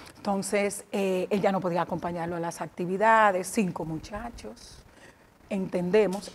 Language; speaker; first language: Spanish; native; Spanish